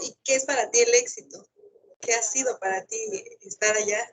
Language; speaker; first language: Spanish; native; Spanish